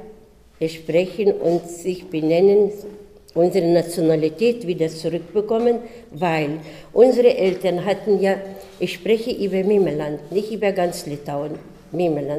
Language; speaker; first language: German; early bilingual, heritage; German